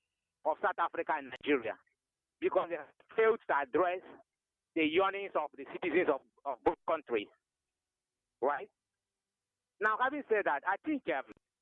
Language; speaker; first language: English; non-native, local second language; Igbo